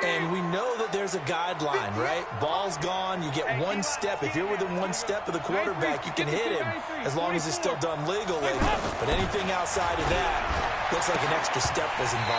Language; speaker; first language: English; native; English